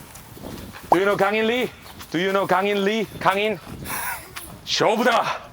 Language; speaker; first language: Korean; native; Korean